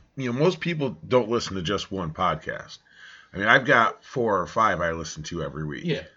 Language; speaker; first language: English; early bilingual, other home language; Italian